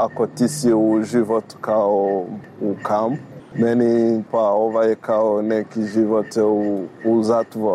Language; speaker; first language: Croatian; non-native, learner; Rundi